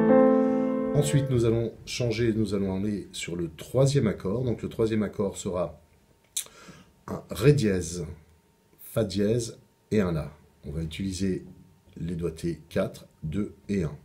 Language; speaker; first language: French; native; French